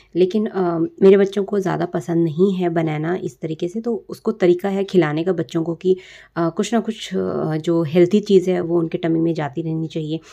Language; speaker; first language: Hindi; native; Hindi